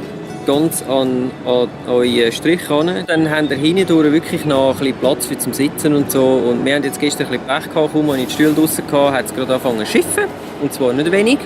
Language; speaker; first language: German; native; German